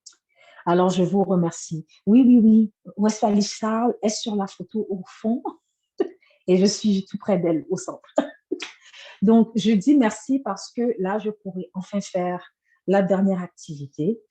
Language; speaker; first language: French; native; French